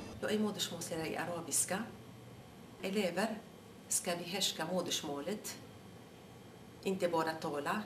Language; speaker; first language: Swedish; non-native, fluent; Arabic